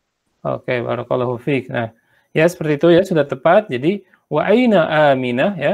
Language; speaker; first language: Indonesian; native; Indonesian